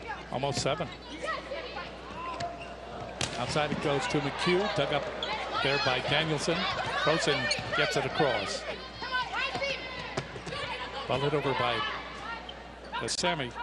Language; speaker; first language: English; native; English